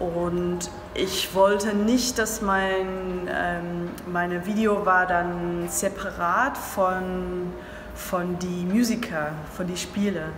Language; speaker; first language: German; non-native, learner; English